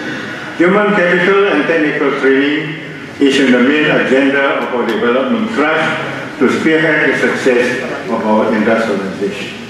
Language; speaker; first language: English; non-native, local second language; Malay